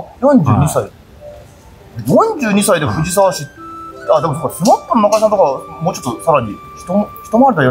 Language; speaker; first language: Japanese; native; Japanese